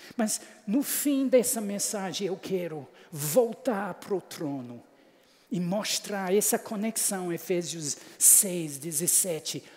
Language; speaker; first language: Portuguese; non-native, fluent; English